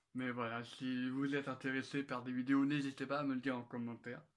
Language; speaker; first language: French; native; French